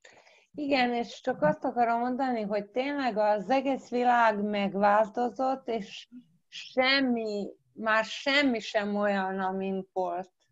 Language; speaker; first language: Hungarian; early bilingual, heritage; Croatian